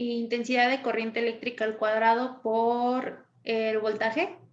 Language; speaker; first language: Spanish; native; Spanish